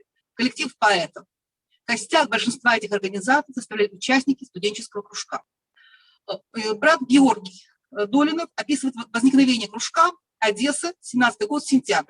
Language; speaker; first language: Russian; native; Russian